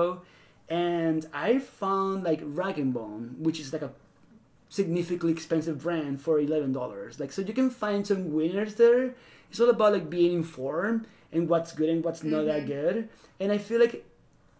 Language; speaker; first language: English; non-native, fluent; Spanish